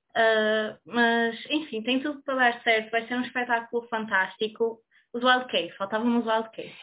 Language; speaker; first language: Portuguese; native; Portuguese